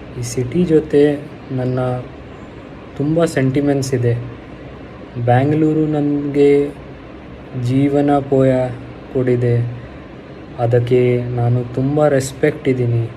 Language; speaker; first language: Kannada; non-native, learner; Hindi